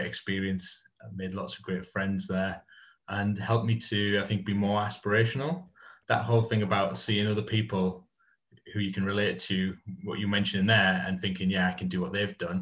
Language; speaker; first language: English; native; English